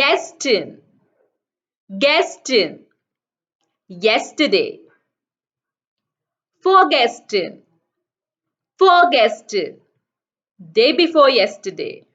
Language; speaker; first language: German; non-native, fluent; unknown